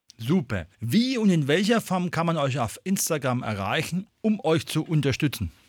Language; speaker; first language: German; native; German